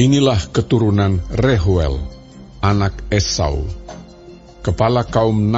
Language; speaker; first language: Indonesian; native; Indonesian